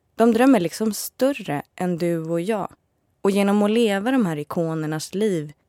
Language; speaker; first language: Swedish; native; Swedish